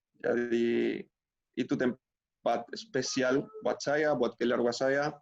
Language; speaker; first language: Indonesian; non-native, fluent; Spanish